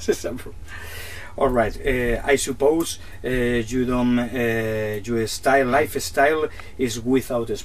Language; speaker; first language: English; non-native, learner; Spanish